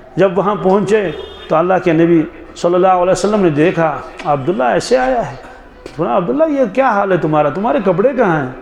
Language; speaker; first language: Urdu; non-native, local second language; Kashmiri